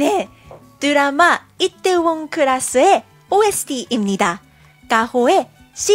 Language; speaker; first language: Korean; non-native, learner; Japanese